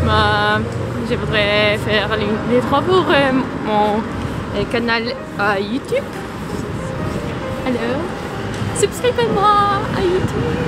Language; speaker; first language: French; non-native, learner; Polish